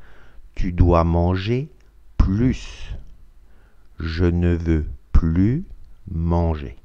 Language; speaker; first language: French; non-native, fluent; Russian